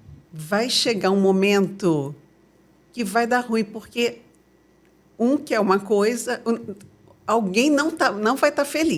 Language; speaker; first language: Portuguese; native; Portuguese